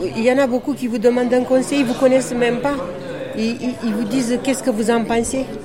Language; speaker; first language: French; non-native, fluent; Romanian